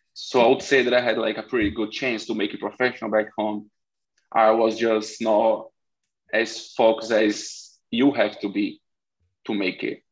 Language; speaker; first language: English; non-native, fluent; Portuguese